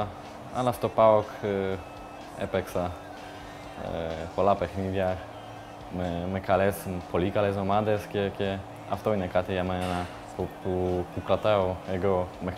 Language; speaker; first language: Greek; non-native, learner; Polish